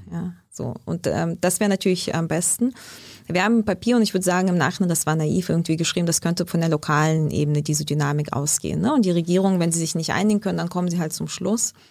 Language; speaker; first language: German; early bilingual, other home language; Russian